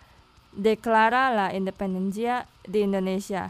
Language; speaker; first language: Catalan; non-native, learner; Indonesian